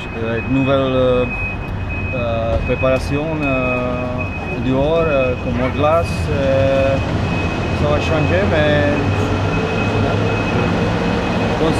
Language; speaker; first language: French; non-native, learner; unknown